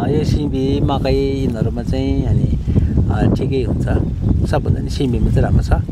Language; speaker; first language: Nepali; non-native, local second language; Sherpa